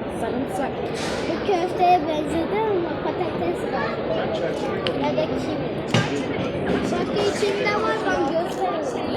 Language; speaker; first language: Turkish; early bilingual, heritage; Turkish